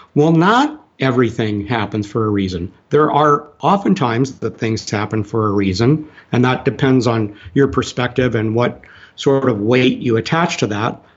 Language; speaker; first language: English; native; English